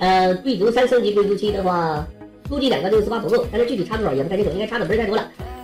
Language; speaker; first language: Chinese; native; Chinese